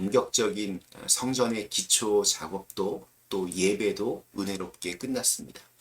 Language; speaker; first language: Korean; native; Korean